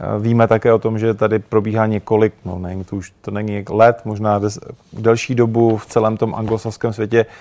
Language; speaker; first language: Czech; native; Czech